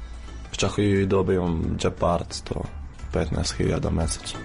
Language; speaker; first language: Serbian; non-native, fluent; Arabic